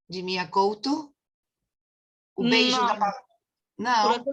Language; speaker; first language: Portuguese; non-native, fluent; Spanish